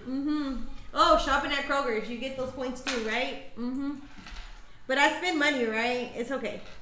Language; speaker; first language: English; early bilingual, other home language; Spanish